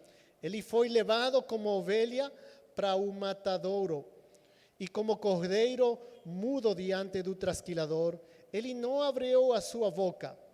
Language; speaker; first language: Portuguese; non-native, fluent; Spanish